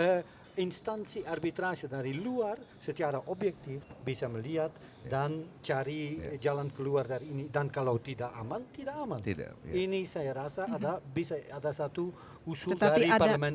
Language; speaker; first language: Indonesian; non-native, fluent; Dutch